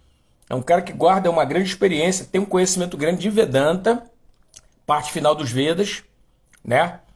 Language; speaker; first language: Portuguese; native; Portuguese